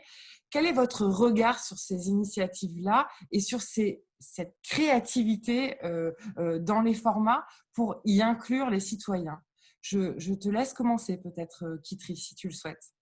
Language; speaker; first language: French; native; French